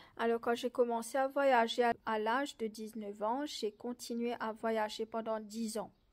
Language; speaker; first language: French; non-native, local second language; Morisyen